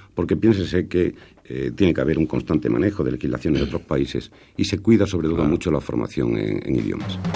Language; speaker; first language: Spanish; native; Spanish